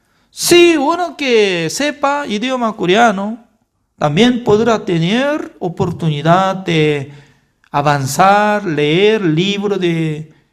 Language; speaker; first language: Spanish; non-native, fluent; Korean